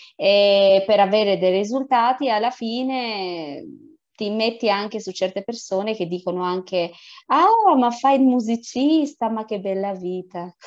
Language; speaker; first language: Italian; non-native, fluent; Albanian